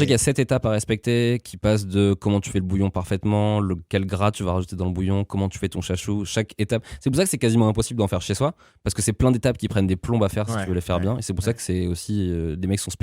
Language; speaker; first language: French; native; French